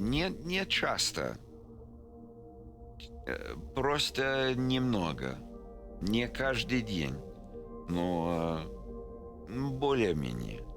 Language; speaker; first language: Russian; non-native, learner; English